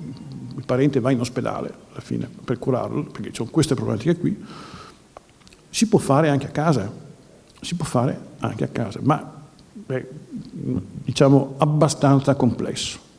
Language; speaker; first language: Italian; native; Italian